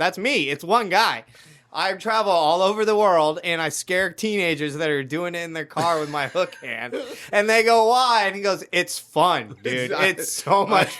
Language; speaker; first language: English; native; English